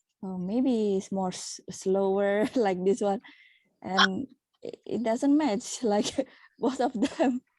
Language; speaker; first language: English; non-native, learner; Indonesian